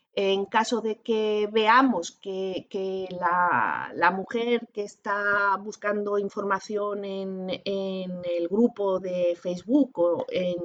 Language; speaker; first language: Spanish; native; Spanish